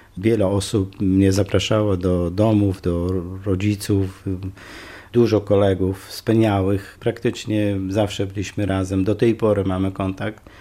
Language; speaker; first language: Polish; non-native, fluent; Kurdish